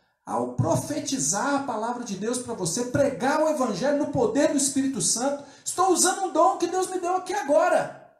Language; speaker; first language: Portuguese; native; Portuguese